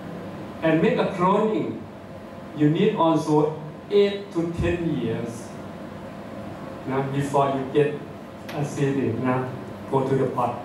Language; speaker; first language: English; non-native, fluent; Thai